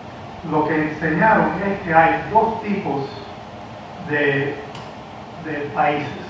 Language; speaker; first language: Spanish; early bilingual, heritage; Spanish